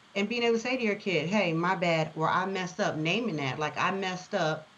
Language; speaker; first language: English; native; English